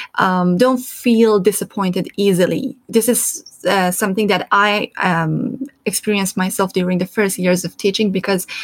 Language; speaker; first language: English; non-native, fluent; Persian